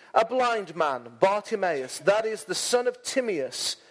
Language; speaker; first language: English; native; English